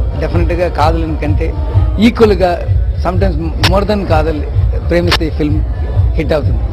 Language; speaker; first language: Telugu; non-native, learner; Tamil